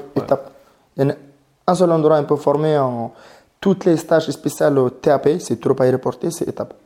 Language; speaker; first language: French; non-native, fluent; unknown